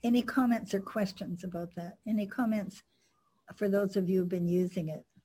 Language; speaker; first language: English; native; English